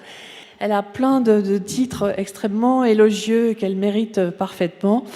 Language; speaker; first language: French; native; French